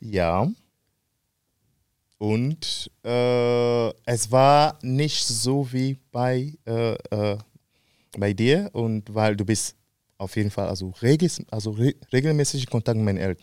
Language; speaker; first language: German; non-native, fluent; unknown